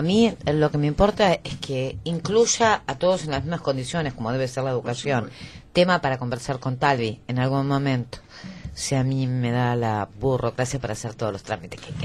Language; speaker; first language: Spanish; native; Spanish